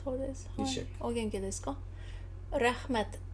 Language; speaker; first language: Japanese; non-native, learner; Tatar